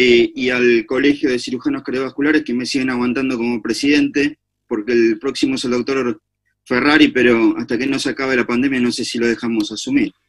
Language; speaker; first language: Spanish; native; Spanish